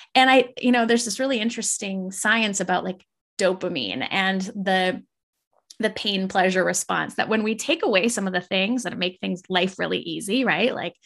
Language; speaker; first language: English; native; English